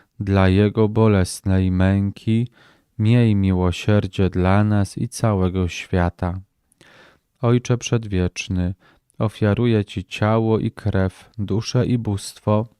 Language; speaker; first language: Polish; native; Polish